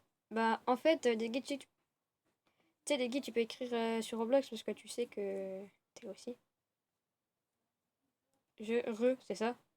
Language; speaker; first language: French; native; French